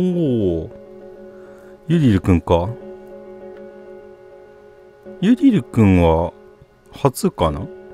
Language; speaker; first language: Japanese; native; Japanese